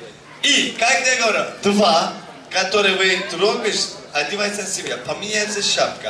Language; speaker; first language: Russian; non-native, learner; Turkish